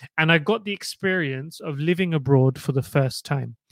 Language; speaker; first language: English; native; English